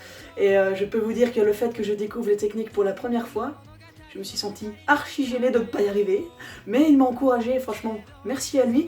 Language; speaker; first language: French; native; French